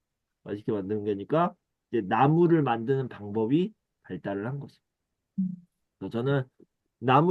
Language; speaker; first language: Korean; native; Korean